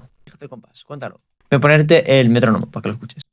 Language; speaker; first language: Spanish; native; Spanish